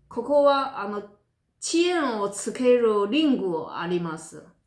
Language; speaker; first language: Japanese; non-native, fluent; Chinese